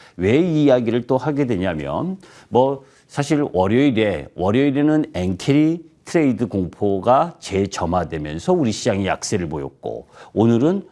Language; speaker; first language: Korean; native; Korean